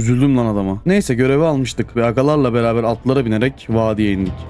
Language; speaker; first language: Turkish; native; Turkish